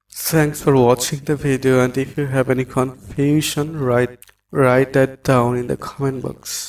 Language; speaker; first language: English; non-native, local second language; Bangla